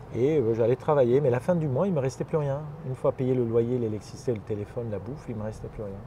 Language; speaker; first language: French; non-native, fluent; Armenian